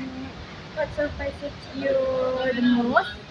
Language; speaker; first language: English; non-native, learner; Indonesian